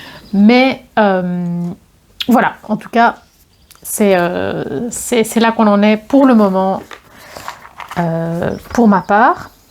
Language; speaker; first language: French; native; French